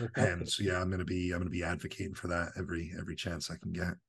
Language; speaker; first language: English; native; English